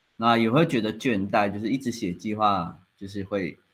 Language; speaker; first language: Chinese; native; Chinese